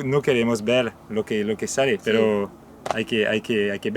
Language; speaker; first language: Spanish; non-native, fluent; French